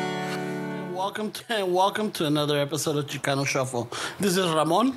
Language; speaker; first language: English; early bilingual, other home language; Spanish